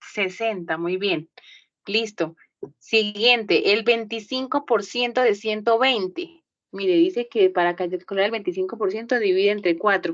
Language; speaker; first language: Spanish; native; Spanish